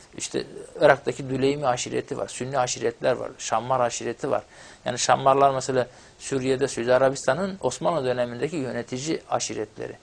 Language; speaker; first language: Turkish; non-native, local second language; Kurdish